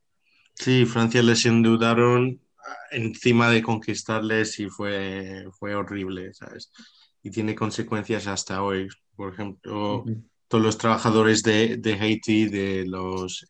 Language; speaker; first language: Spanish; non-native, fluent; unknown